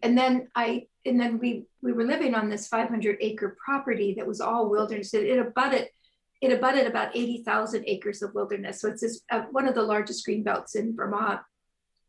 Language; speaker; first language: English; native; English